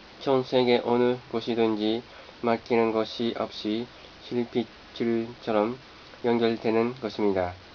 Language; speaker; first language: Korean; non-native, fluent; Japanese